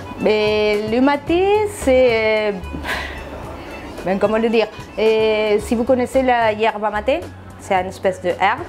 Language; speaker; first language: French; non-native, fluent; Spanish